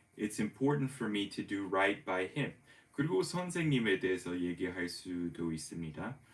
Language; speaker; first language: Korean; non-native, fluent; English